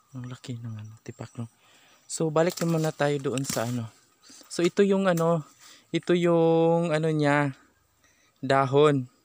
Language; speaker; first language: Filipino; native; Filipino